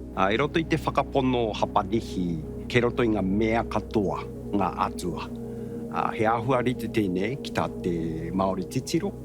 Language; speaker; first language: Māori; non-native, fluent; Japanese